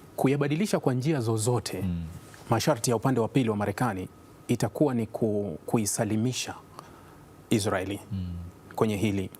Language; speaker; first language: Swahili; native; Swahili